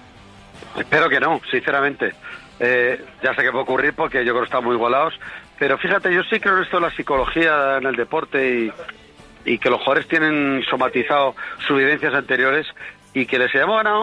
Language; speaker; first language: Spanish; native; Spanish